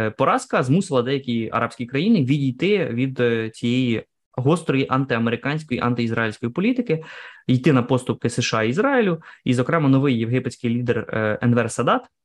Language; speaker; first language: Ukrainian; native; Ukrainian